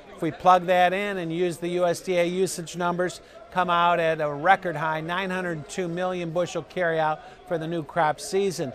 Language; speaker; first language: English; native; English